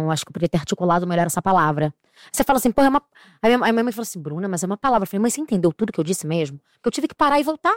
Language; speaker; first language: Portuguese; native; Portuguese